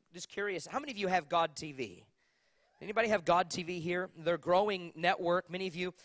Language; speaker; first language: English; native; English